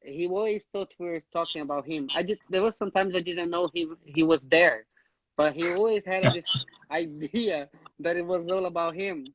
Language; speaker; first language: English; non-native, fluent; Portuguese